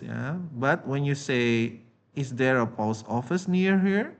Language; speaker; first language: English; non-native, fluent; Indonesian